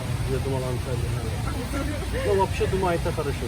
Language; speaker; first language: Russian; non-native, learner; Turkish